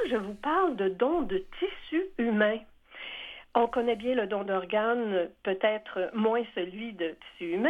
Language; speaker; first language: French; native; French